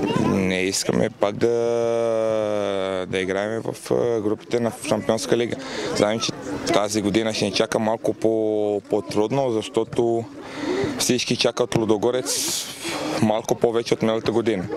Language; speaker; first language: Bulgarian; non-native, learner; Romanian